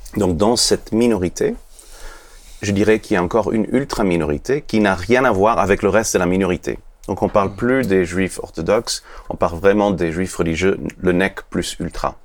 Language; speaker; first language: French; non-native, fluent; Hebrew